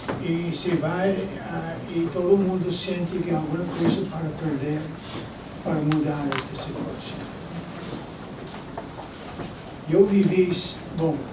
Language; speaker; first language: Portuguese; non-native, fluent; Spanish